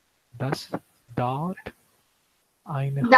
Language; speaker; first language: German; non-native, learner; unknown